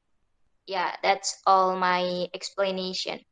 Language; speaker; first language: English; non-native, learner; Indonesian